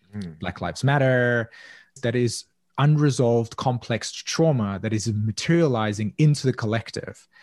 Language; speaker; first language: English; native; English